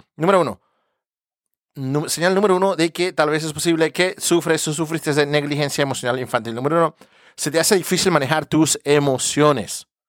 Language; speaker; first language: Spanish; early bilingual, heritage; Spanish